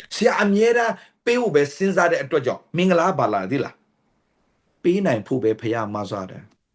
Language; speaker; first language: Burmese; non-native, local second language; Tedim Chin